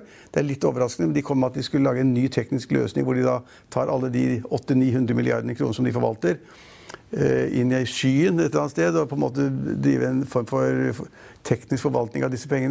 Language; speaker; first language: Norwegian; native; Norwegian